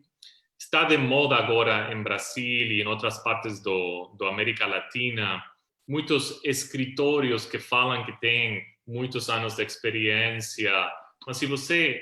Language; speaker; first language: Portuguese; non-native, fluent; Spanish